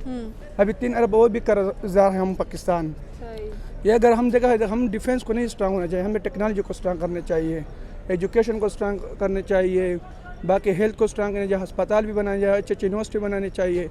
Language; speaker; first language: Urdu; non-native, local second language; Pashto